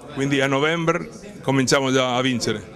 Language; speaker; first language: Italian; native; Italian